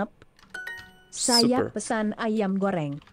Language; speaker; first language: Indonesian; non-native, learner; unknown